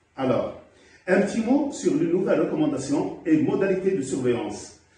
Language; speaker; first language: French; non-native, local second language; Arabic